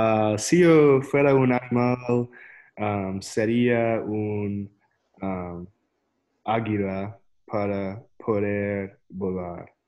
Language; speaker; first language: Spanish; non-native, learner; English